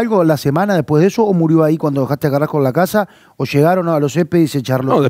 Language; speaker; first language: Spanish; native; Spanish